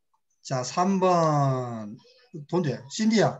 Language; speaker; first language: Korean; native; Korean